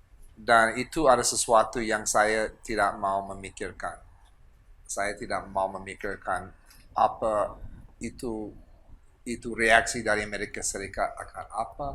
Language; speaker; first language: Indonesian; non-native, fluent; English